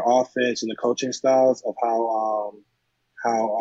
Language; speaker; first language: English; native; English